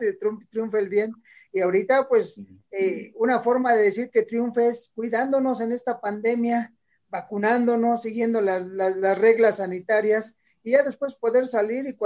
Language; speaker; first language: Spanish; native; Spanish